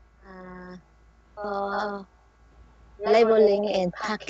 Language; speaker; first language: English; non-native, learner; Vietnamese